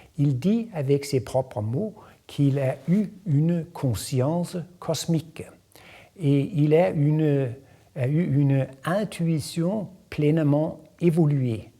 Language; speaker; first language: French; non-native, fluent; Danish